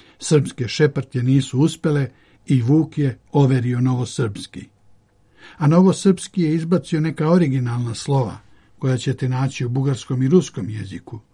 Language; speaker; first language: Serbian; native; Serbian